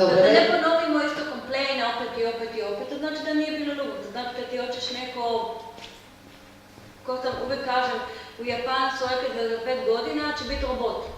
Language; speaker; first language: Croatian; non-native, learner; Hebrew